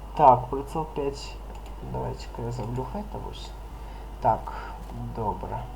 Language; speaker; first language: Belarusian; non-native, local second language; Russian